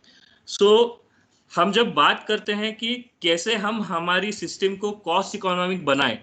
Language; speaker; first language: Hindi; non-native, local second language; Marathi